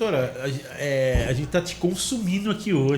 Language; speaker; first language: Portuguese; native; Portuguese